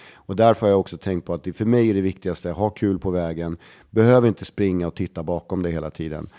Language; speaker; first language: Swedish; native; Swedish